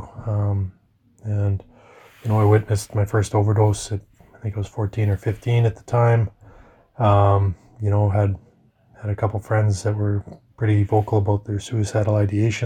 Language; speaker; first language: English; native; English